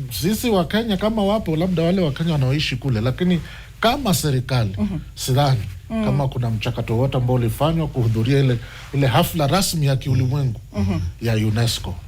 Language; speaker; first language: Swahili; non-native, local second language; Giryama